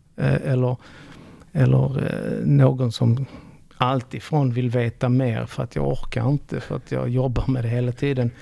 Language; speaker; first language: Swedish; early bilingual, other home language; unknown